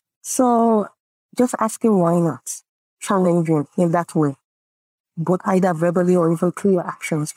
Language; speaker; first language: English; non-native, local second language; Yoruba